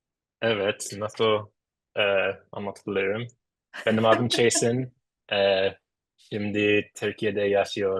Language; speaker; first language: Turkish; non-native, learner; English